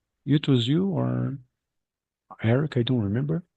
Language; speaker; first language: English; non-native, fluent; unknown